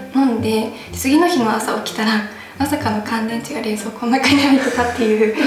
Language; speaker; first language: Japanese; native; Japanese